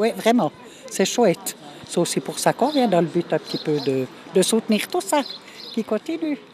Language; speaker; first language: French; native; French